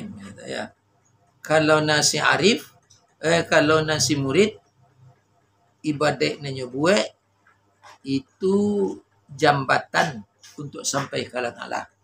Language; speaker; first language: Indonesian; non-native, local second language; Minangkabau